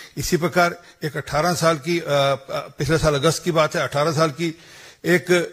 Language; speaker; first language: Hindi; non-native, local second language; Punjabi